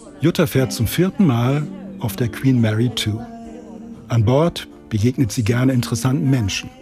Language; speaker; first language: German; native; German